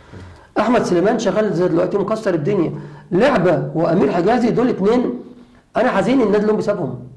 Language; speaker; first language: Arabic; native; Arabic